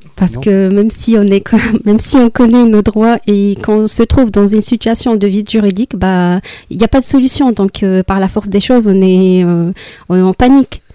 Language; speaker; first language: French; non-native, local second language; Arabic